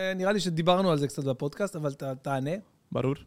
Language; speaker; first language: Hebrew; early bilingual, heritage; Dutch